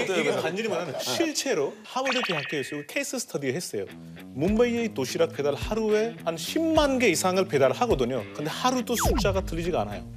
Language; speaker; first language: Korean; non-native, fluent; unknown